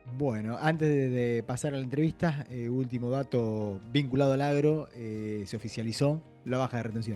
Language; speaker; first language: Spanish; native; Spanish